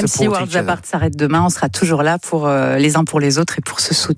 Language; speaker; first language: French; native; French